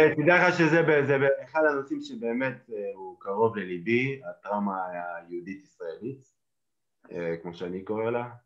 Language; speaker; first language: Hebrew; native; Hebrew